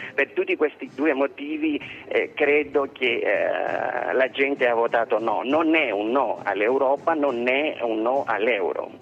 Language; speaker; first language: Italian; non-native, fluent; Greek